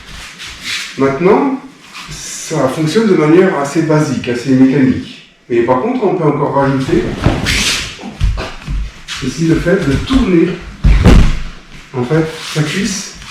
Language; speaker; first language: French; native; French